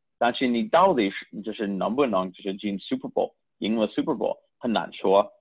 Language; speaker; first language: Chinese; early bilingual, heritage; Chinese